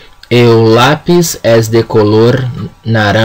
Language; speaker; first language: Spanish; non-native, fluent; Portuguese